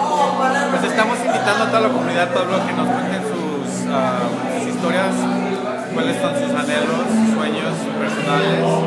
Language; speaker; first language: Spanish; native; Spanish